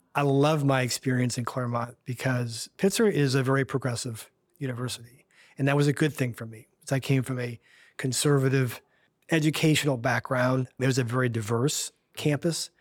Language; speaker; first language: English; native; English